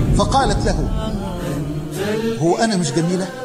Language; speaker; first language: Arabic; native; Arabic